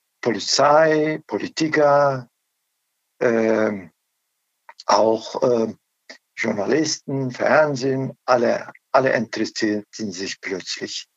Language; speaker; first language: German; non-native, learner; Turkish